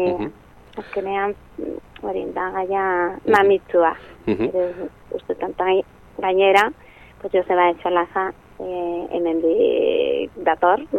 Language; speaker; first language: Basque; non-native, local second language; Spanish